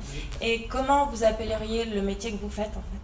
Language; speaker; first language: French; native; French